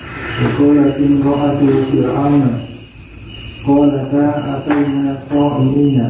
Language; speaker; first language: Arabic; non-native, learner; Indonesian